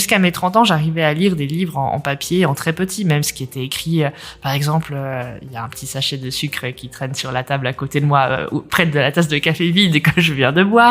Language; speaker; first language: French; native; French